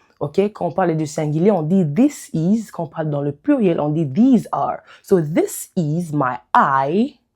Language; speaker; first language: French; non-native, local second language; Lingala